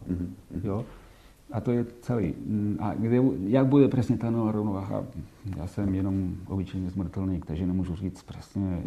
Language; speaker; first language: Czech; non-native, fluent; Catalan